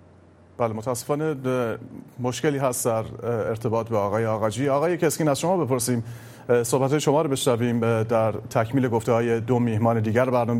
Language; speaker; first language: Persian; native; Persian